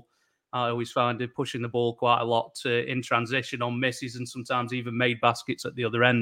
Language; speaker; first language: English; native; English